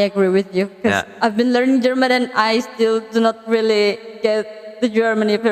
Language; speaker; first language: English; non-native, learner; Indonesian